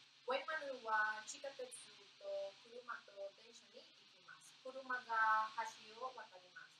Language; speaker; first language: Japanese; non-native, learner; Spanish